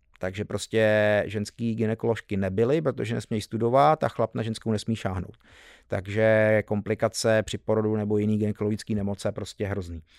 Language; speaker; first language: Czech; early bilingual, heritage; Czech